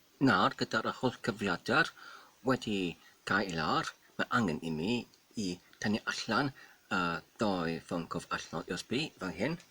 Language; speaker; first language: Welsh; non-native, learner; Polish